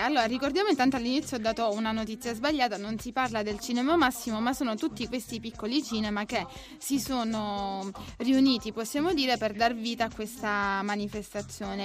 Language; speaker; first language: Italian; native; Italian